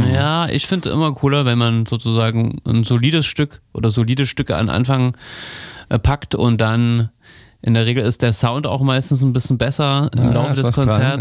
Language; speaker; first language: German; native; German